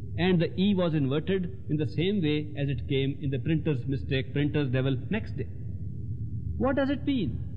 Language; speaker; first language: English; non-native, local second language; Hindi